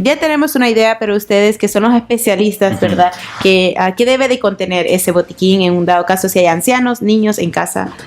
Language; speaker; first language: Spanish; native; Spanish